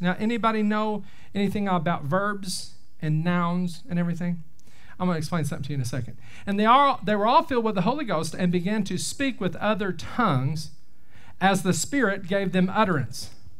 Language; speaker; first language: English; native; English